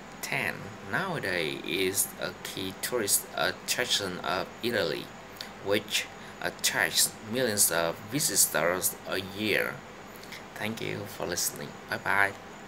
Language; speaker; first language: English; non-native, learner; Vietnamese